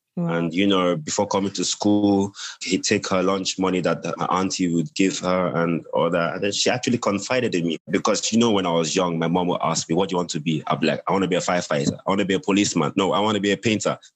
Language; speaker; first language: English; non-native, local second language; Yoruba